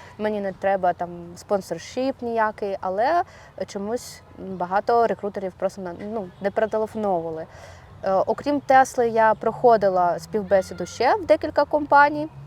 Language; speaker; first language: Ukrainian; non-native, local second language; Russian